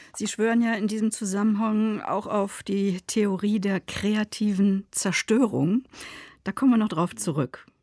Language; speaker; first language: German; native; German